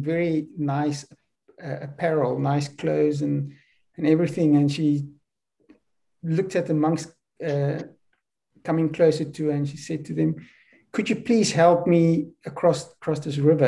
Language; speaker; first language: English; non-native, local second language; Afrikaans